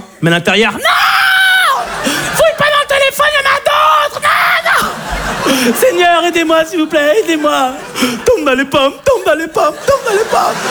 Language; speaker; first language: French; native; French